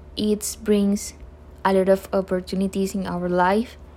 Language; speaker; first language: English; non-native, learner; Spanish